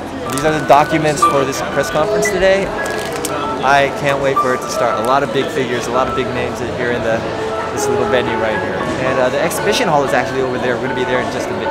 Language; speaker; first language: English; early bilingual, other home language; Chinese